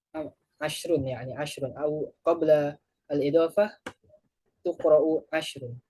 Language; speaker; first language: Arabic; non-native, fluent; Indonesian